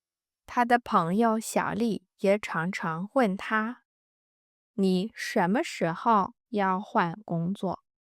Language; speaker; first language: Chinese; non-native, fluent; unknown